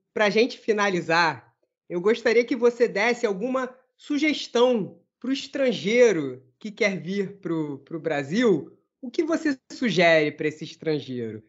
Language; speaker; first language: Portuguese; native; Portuguese